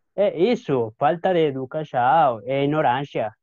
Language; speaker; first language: Portuguese; non-native, learner; Spanish